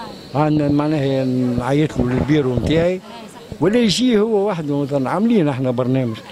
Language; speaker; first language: Arabic; native; Arabic